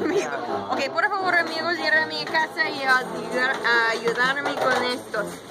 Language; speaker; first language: Spanish; non-native, learner; English